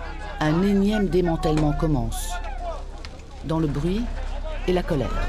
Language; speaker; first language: French; native; French